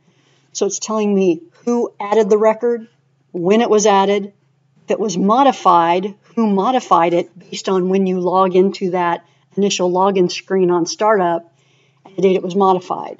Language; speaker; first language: English; native; English